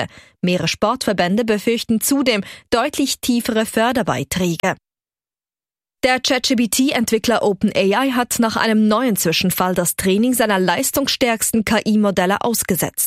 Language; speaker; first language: German; native; German